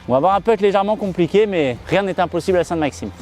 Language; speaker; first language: French; native; French